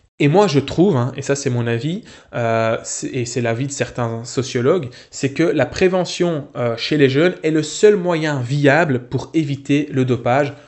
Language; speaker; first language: French; native; French